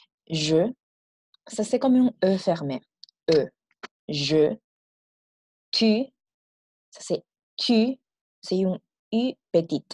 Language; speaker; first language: French; non-native, fluent; Spanish